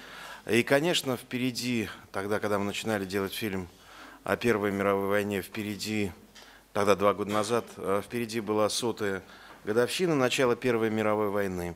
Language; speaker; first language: Russian; native; Russian